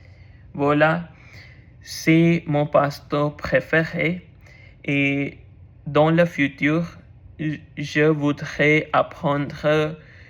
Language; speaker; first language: French; non-native, learner; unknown